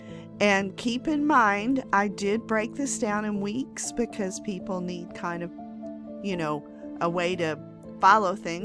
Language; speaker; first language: English; native; English